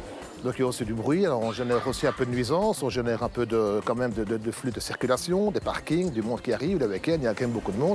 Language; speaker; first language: French; native; French